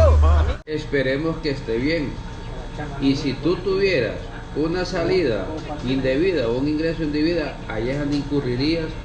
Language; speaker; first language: Spanish; native; Spanish